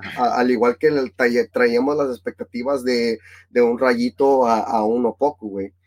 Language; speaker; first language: Spanish; early bilingual, heritage; Spanish